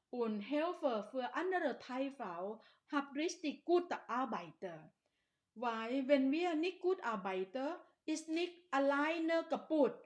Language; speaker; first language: German; non-native, learner; Thai